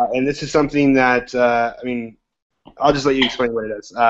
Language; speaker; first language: English; native; English